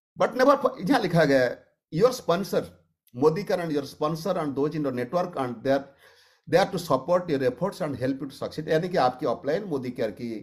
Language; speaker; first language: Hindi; non-native, local second language; Odia